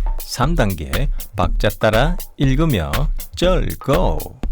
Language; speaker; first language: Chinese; non-native, fluent; Korean